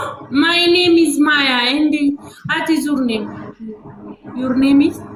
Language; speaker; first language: English; non-native, learner; Amharic